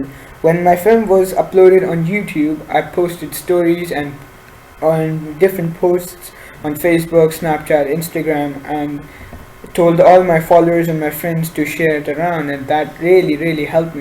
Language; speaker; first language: English; non-native, local second language; Urdu